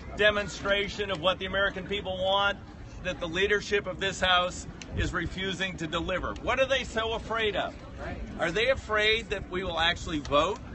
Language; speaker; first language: English; native; English